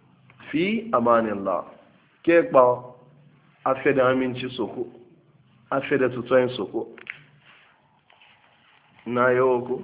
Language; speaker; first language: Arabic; non-native, fluent; Hausa